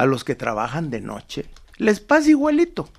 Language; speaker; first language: Spanish; native; Spanish